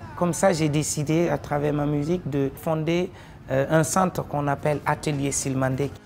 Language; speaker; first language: French; non-native, local second language; Mossi